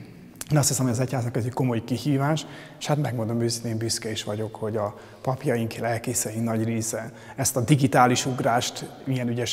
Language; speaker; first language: Hungarian; native; Hungarian